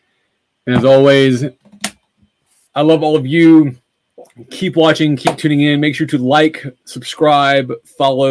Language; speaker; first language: English; native; English